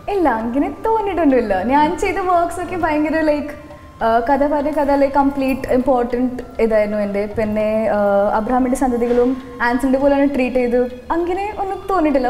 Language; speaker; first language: Malayalam; non-native, local second language; Hindi